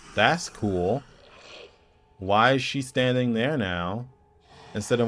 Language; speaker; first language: English; native; English